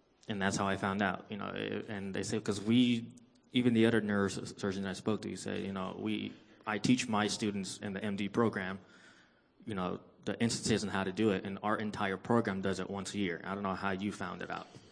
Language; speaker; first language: English; early bilingual, other home language; Persian